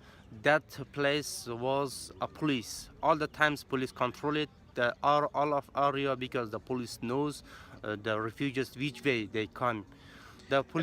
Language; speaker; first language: English; non-native, learner; Persian